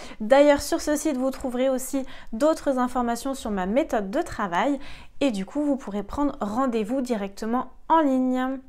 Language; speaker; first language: French; native; French